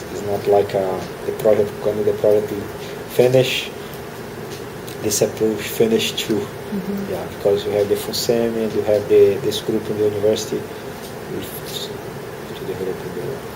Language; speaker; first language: English; non-native, learner; Portuguese